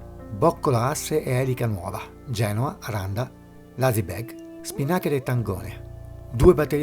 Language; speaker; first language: Italian; native; Italian